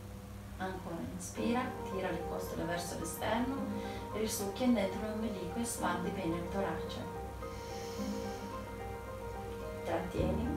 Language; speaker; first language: Italian; native; Italian